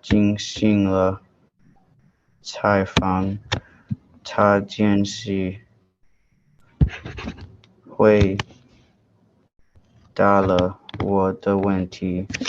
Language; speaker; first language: Chinese; non-native, learner; English